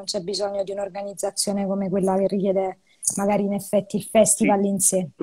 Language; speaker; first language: Italian; native; Italian